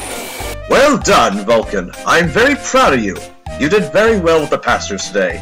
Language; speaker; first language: English; native; English